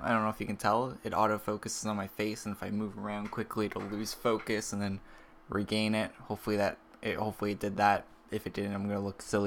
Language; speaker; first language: English; native; English